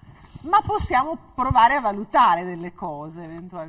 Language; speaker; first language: Italian; native; Italian